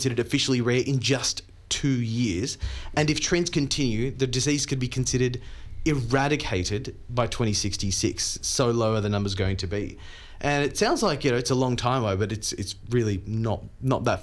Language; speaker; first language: English; non-native, local second language; Hindi